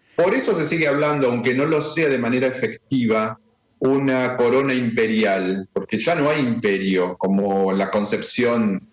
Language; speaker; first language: Spanish; native; Spanish